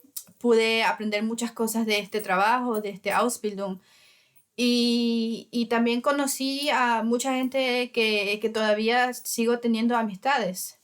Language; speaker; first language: Spanish; early bilingual, heritage; Spanish